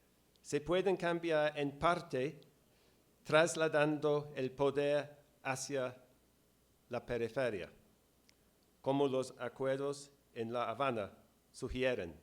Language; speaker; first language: Spanish; non-native, fluent; English